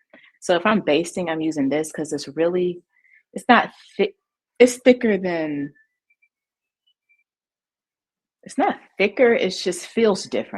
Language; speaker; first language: English; native; English